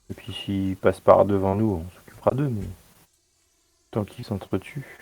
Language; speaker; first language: French; native; French